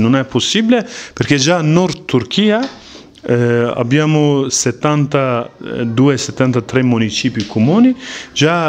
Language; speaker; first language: Italian; non-native, learner; Kurdish